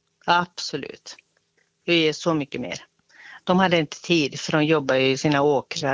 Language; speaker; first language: Swedish; native; Swedish